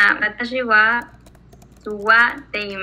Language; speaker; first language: Japanese; non-native, learner; Spanish